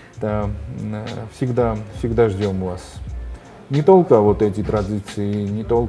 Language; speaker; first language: Russian; non-native, fluent; Georgian